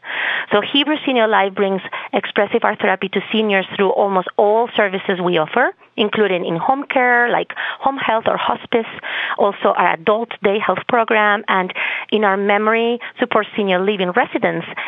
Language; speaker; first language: English; non-native, fluent; Spanish